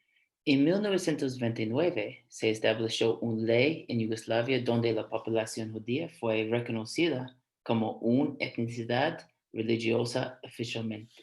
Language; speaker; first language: Spanish; non-native, fluent; English